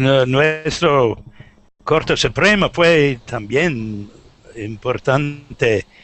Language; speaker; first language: Spanish; non-native, learner; English